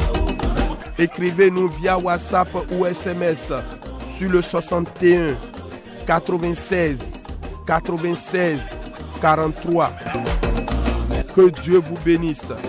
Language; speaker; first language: French; non-native, local second language; Fon